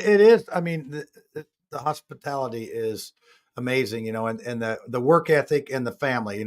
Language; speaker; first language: English; native; English